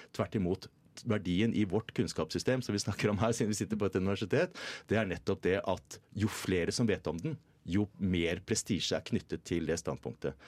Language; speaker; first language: Norwegian; native; Norwegian